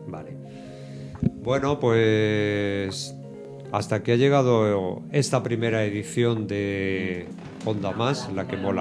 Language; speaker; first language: Spanish; native; Spanish